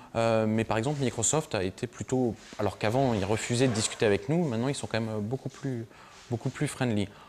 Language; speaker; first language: French; native; French